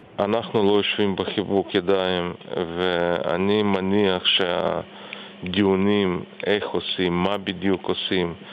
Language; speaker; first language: Hebrew; non-native, fluent; Russian